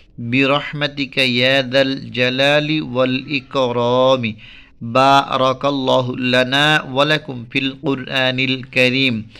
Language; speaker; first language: Arabic; non-native, fluent; Bangla